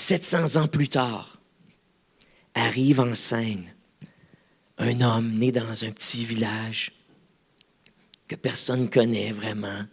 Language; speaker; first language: French; native; French